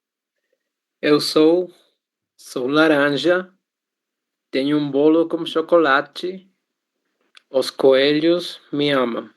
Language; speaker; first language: Portuguese; non-native, learner; Spanish